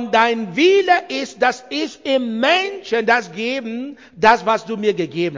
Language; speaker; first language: German; non-native, learner; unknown